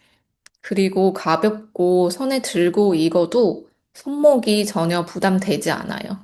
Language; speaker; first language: Korean; non-native, fluent; Chinese